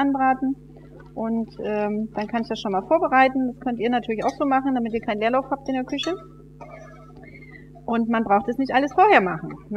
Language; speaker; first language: German; native; German